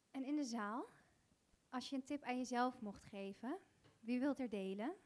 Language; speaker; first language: Dutch; early bilingual, other home language; Bosnian